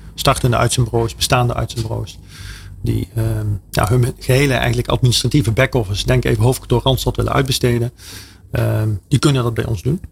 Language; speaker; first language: Dutch; native; Dutch